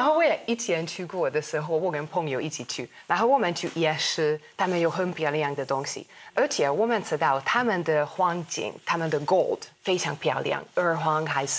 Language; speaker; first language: Chinese; non-native, fluent; Hungarian